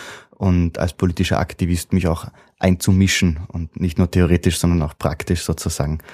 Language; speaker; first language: German; native; German